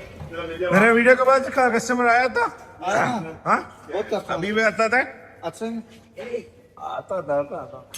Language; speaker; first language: Hindi; non-native, local second language; Malayalam